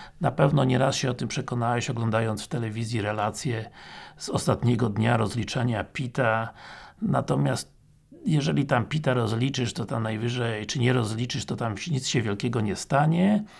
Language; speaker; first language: Polish; native; Polish